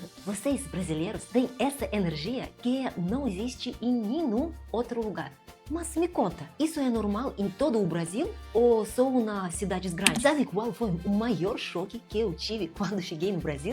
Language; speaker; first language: Portuguese; non-native, fluent; Russian